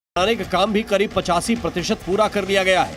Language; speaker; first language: Hindi; native; Hindi